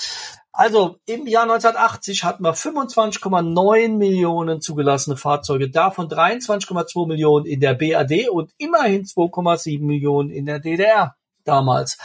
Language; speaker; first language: German; native; German